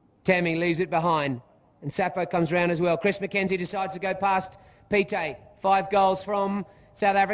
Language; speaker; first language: English; native; English